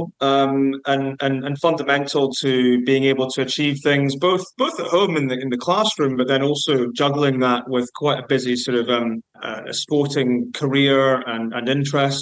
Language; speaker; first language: English; native; English